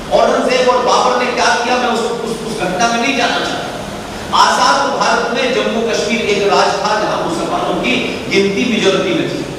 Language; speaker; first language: Hindi; native; Hindi